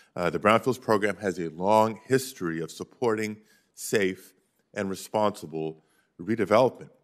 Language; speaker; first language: English; native; English